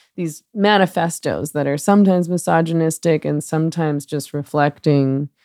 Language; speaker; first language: English; native; English